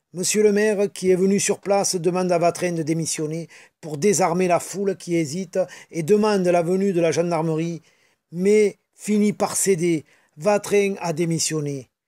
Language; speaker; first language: French; native; French